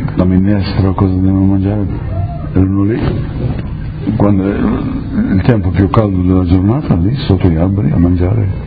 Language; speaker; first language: Italian; early bilingual, heritage; Italian